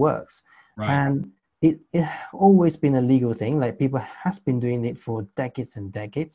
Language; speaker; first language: English; non-native, local second language; Chinese